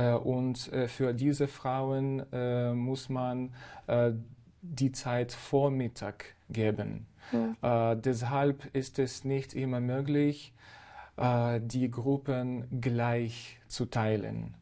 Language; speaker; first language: German; non-native, fluent; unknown